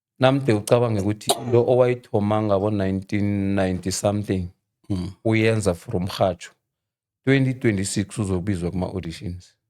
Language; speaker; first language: Zulu; non-native, local second language; South Ndebele